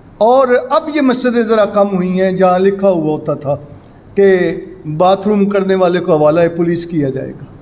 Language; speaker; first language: Urdu; non-native, local second language; Punjabi